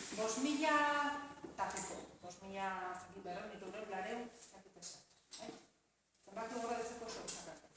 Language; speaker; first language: Basque; native; Basque